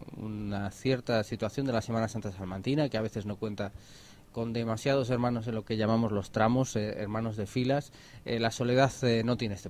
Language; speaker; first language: Spanish; native; Spanish